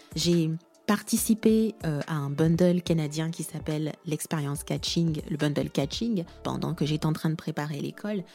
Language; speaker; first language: French; non-native, local second language; Lingala